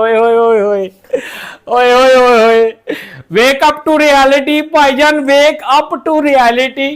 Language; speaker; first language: Hindi; native; Hindi